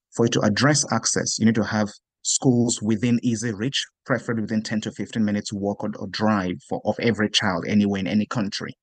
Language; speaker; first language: English; non-native, local second language; Yoruba